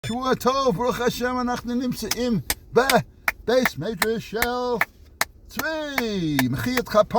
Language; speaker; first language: Hebrew; non-native, fluent; English